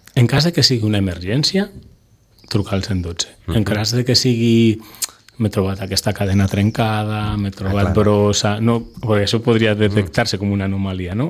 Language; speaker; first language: Catalan; non-native, local second language; Spanish